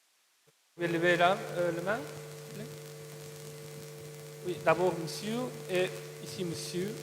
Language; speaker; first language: French; non-native, fluent; Korean